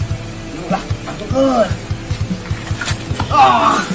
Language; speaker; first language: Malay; non-native, local second language; Sundanese